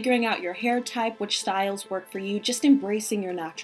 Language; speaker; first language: English; native; English